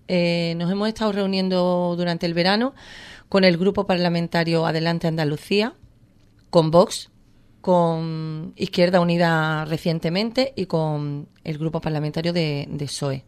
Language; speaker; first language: Spanish; native; Spanish